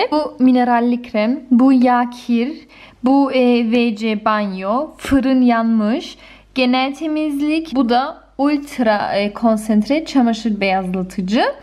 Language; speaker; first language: Turkish; early bilingual, heritage; Turkish